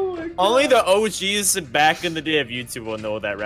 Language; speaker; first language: English; native; English